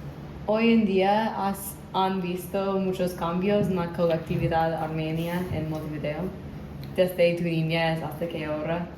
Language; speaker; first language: Spanish; non-native, learner; English